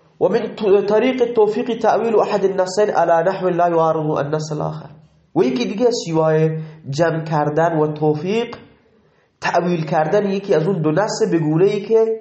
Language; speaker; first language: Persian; non-native, local second language; Baluchi